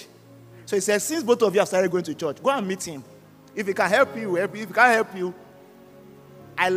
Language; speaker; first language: English; non-native, local second language; Yoruba